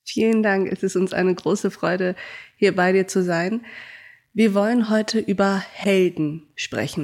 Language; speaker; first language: German; native; German